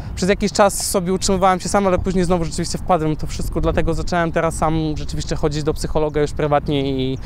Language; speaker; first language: Polish; non-native, fluent; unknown